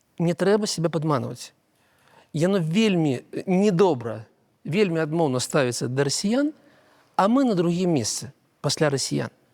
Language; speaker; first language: Belarusian; non-native, local second language; Russian